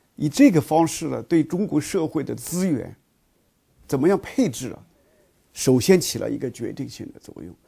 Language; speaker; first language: Chinese; native; Chinese